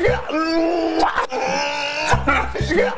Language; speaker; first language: Korean; native; Korean